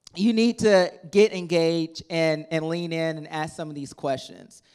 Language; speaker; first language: English; native; English